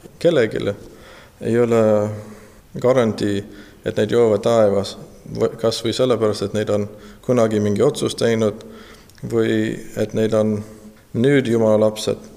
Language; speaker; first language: Estonian; non-native, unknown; English